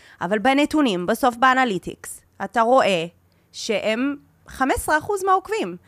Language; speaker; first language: Hebrew; early bilingual, heritage; English